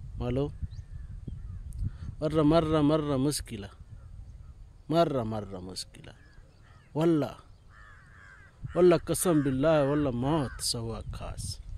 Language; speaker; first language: Arabic; non-native, learner; Hindi